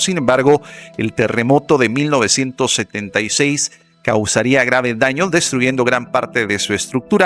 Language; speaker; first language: Spanish; native; Spanish